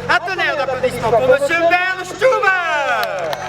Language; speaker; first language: French; native; French